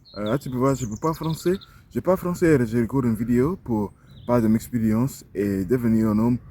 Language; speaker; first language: French; non-native, learner; English